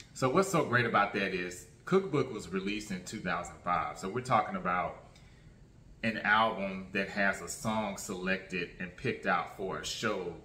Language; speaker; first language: English; native; English